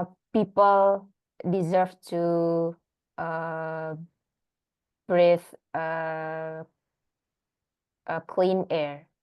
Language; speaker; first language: English; non-native, learner; Indonesian